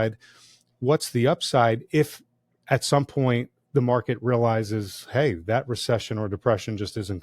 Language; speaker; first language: English; native; English